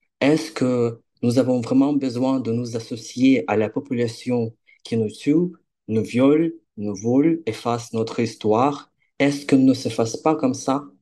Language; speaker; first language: French; non-native, fluent; Ukrainian